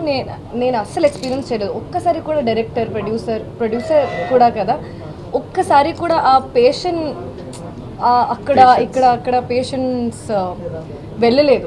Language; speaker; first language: Telugu; non-native, local second language; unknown